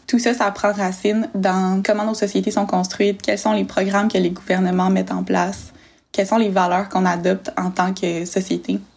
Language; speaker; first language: French; native; French